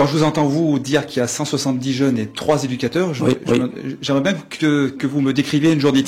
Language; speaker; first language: French; native; French